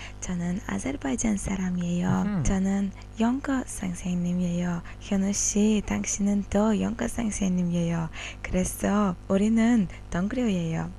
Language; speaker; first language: Korean; non-native, learner; Azerbaijani